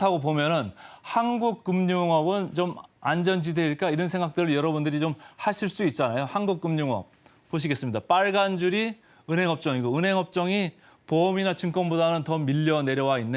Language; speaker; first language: Korean; native; Korean